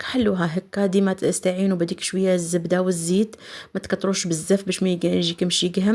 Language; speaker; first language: Arabic; native; Arabic